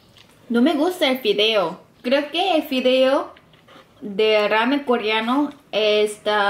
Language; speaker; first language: Spanish; non-native, fluent; Korean